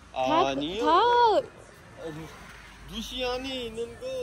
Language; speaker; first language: Korean; non-native, learner; Urdu